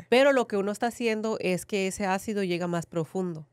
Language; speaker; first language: Spanish; early bilingual, heritage; Spanish